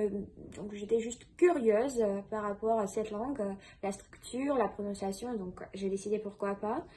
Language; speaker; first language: French; non-native, fluent; Russian